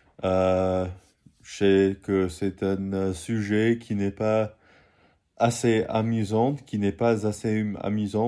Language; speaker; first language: French; non-native, learner; English